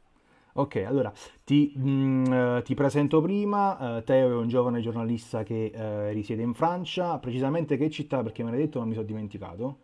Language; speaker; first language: Italian; native; Italian